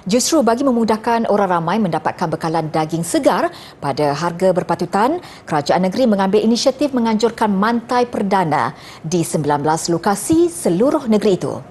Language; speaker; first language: Malay; native; Malay